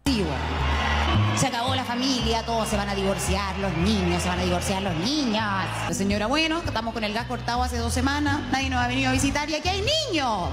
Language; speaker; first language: Spanish; native; Spanish